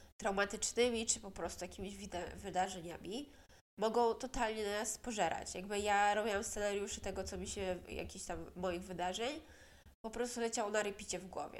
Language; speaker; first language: Polish; native; Polish